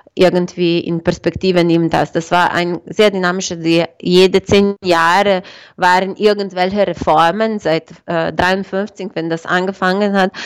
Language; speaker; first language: German; non-native, fluent; Slovenian